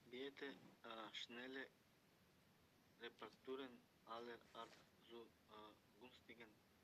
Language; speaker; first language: German; non-native, learner; Macedonian